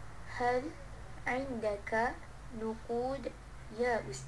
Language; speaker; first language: Arabic; non-native, learner; Malay